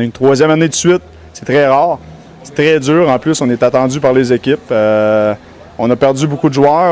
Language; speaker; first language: French; native; French